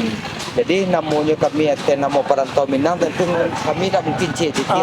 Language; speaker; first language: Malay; non-native, local second language; Minangkabau